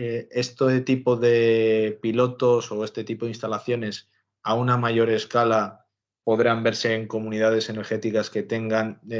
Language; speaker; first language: Spanish; native; Spanish